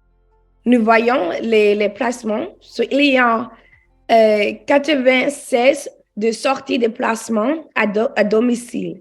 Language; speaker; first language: French; non-native, learner; English